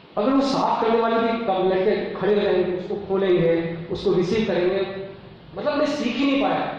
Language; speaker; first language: Hindi; native; Hindi